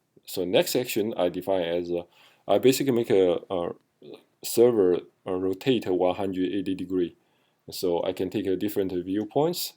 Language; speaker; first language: English; non-native, fluent; Chinese